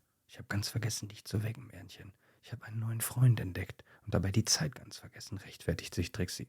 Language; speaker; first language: German; native; German